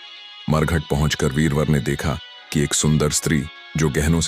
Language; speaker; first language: Hindi; native; Hindi